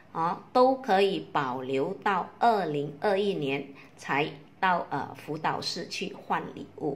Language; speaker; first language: Chinese; native; Chinese